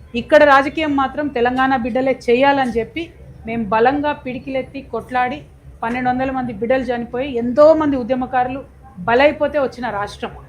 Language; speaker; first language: Telugu; native; Telugu